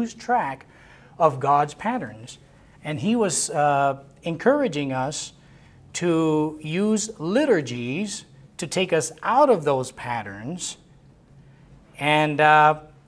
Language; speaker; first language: English; non-native, local second language; Spanish